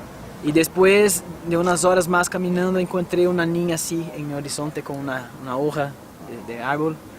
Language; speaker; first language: Spanish; non-native, fluent; Portuguese